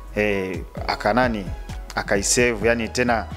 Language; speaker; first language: Swahili; native; Swahili